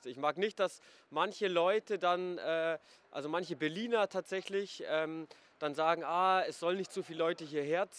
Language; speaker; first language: German; native; German